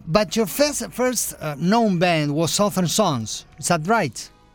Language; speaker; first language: English; non-native, fluent; Spanish